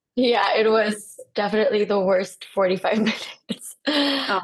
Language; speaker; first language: English; non-native, fluent; Spanish